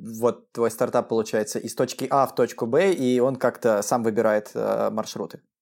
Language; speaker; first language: Russian; native; Russian